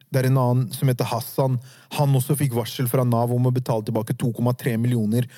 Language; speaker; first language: Norwegian; early bilingual, other home language; Arabic